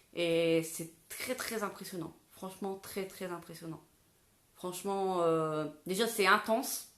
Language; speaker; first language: French; native; French